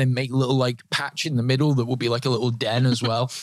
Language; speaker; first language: English; native; English